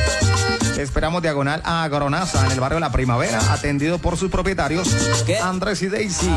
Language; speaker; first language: Spanish; native; Spanish